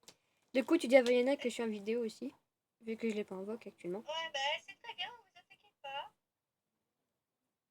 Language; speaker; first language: French; native; French